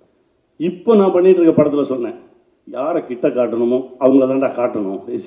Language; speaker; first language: Tamil; native; Tamil